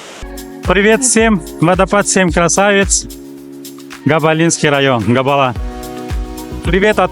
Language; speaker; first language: Russian; native; Russian